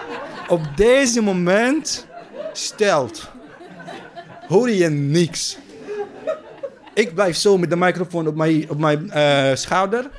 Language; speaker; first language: Dutch; non-native, learner; Arabic